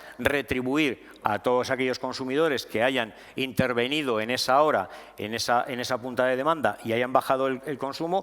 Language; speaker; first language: Spanish; native; Spanish